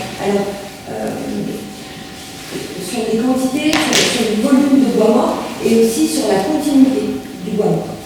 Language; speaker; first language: French; native; French